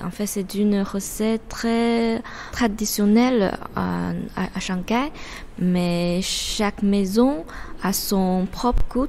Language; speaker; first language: French; non-native, learner; Chinese